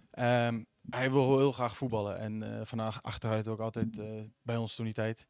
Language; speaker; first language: Dutch; native; Dutch